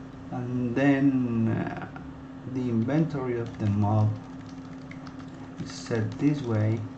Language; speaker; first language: English; non-native, fluent; Spanish